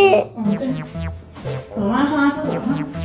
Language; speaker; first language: Chinese; native; Chinese